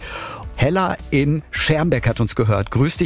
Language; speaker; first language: German; native; German